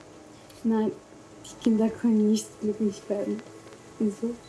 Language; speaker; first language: German; non-native, learner; Arabic